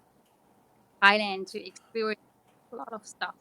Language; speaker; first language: English; non-native, learner; Chinese